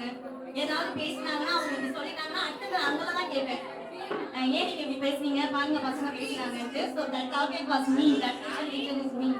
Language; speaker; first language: Tamil; native; Tamil